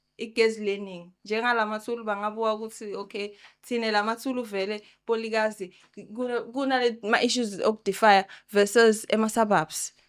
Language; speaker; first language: Zulu; non-native, local second language; Swati